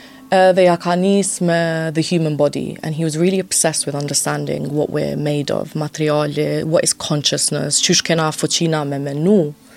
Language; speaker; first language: English; early bilingual, other home language; Albanian